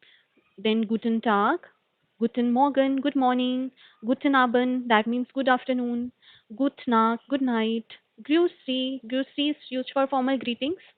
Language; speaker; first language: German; non-native, learner; Hindi